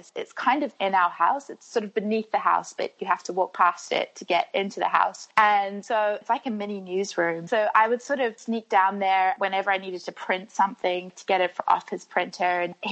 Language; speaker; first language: English; native; English